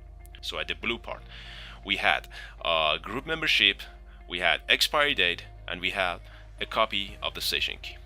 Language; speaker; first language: English; non-native, fluent; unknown